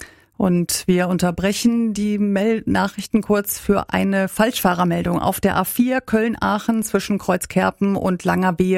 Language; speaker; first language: German; native; German